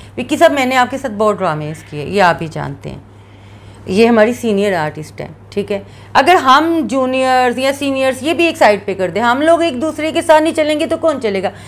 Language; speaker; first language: Urdu; non-native, local second language; Punjabi